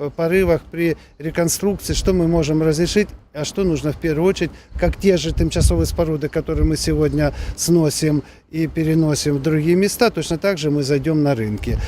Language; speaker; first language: Russian; non-native, local second language; Ukrainian